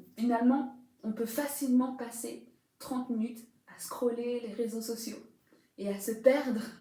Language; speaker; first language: French; native; French